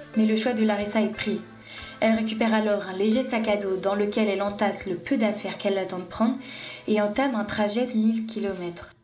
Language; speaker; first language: French; native; French